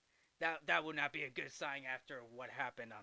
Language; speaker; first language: English; native; English